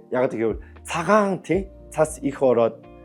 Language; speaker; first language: Mongolian; non-native, learner; Korean